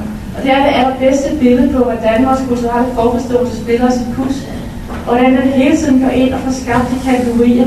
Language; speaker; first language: Danish; native; Danish